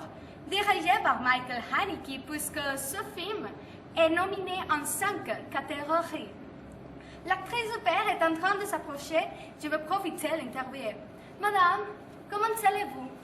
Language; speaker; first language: French; non-native, learner; Spanish